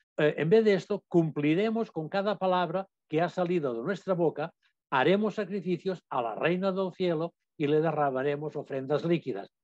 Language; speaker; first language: Spanish; non-native, local second language; Catalan